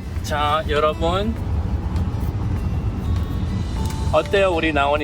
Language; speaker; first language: Korean; early bilingual, heritage; Korean